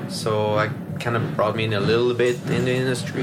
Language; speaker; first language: English; non-native, fluent; French